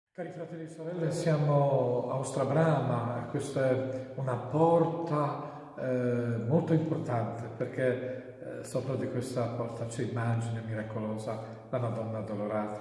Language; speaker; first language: Italian; non-native, learner; Polish